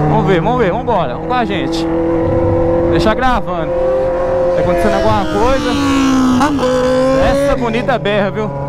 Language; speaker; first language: Portuguese; native; Portuguese